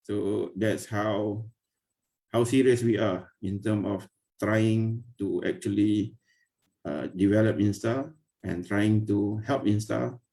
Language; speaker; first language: English; non-native, local second language; Malay